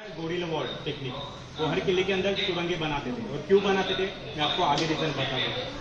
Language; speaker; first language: Hindi; non-native, local second language; Marathi